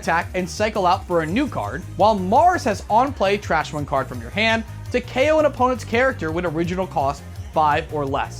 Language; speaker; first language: English; native; English